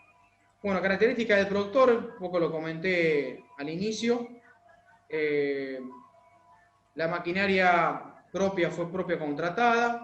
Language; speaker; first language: Spanish; native; Spanish